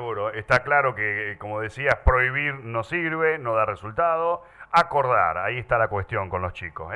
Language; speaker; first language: Spanish; native; Spanish